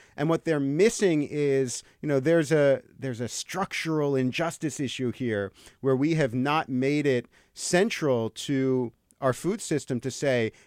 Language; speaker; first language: English; native; English